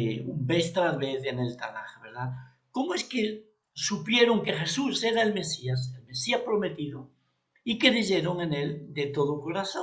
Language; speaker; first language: Spanish; native; Spanish